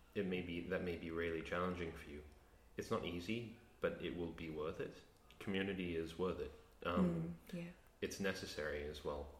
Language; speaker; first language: English; native; English